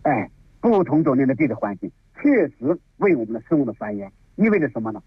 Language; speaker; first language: Chinese; native; Chinese